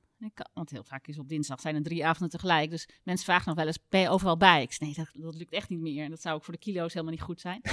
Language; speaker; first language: Dutch; native; Dutch